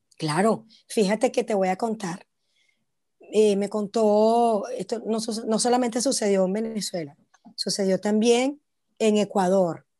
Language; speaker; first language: Spanish; native; Spanish